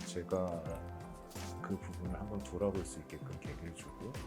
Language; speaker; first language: Korean; native; Korean